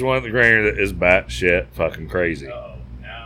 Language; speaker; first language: English; native; English